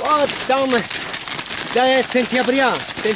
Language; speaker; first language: Russian; non-native, local second language; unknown